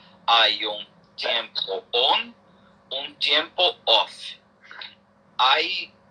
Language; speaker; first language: Spanish; non-native, learner; Portuguese